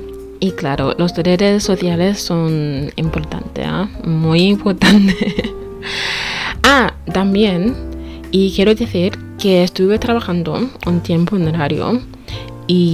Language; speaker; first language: Spanish; non-native, fluent; English